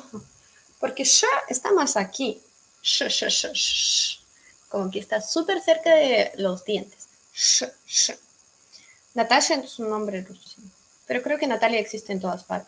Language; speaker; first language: Spanish; non-native, fluent; Russian